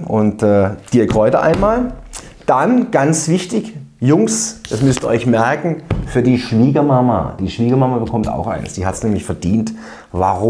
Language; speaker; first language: German; native; German